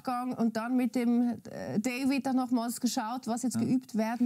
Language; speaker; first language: German; native; German